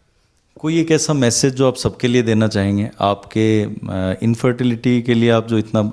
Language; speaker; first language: Hindi; native; Hindi